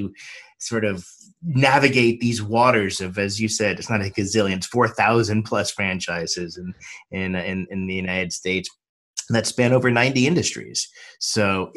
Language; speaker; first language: English; native; English